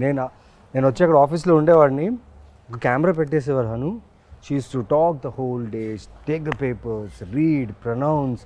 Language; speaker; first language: Telugu; native; Telugu